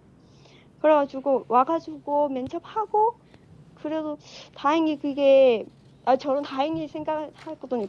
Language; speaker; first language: Korean; non-native, fluent; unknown